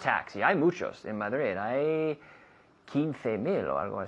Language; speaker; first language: Spanish; non-native, fluent; English